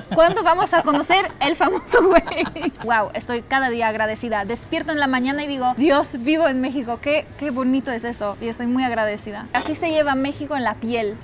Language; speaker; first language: Spanish; non-native, fluent; Polish